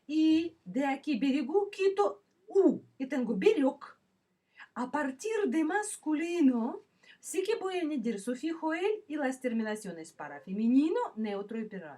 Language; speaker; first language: Spanish; non-native, fluent; Russian